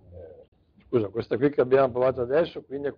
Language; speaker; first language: Italian; native; Italian